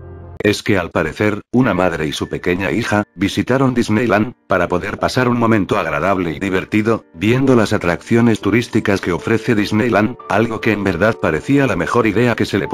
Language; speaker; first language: Spanish; native; Spanish